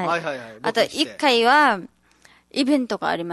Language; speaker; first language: Japanese; non-native, learner; Nepali